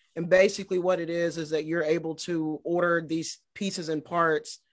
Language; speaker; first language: English; native; English